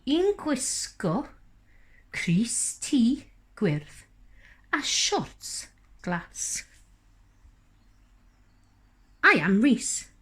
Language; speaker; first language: Welsh; non-native, learner; English